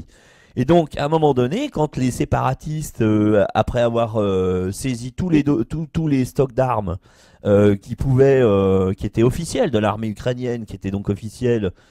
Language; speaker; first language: French; native; French